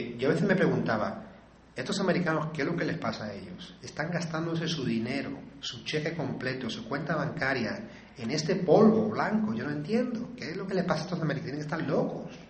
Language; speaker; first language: Spanish; native; Spanish